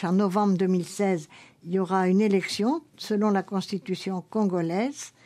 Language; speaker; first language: French; native; French